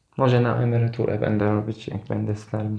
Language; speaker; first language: Polish; non-native, learner; Turkish